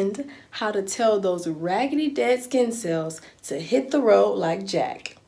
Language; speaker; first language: English; native; English